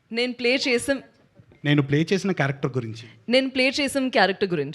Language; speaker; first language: Telugu; non-native, learner; Hindi